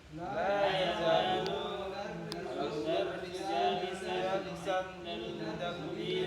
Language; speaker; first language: Arabic; non-native, learner; Indonesian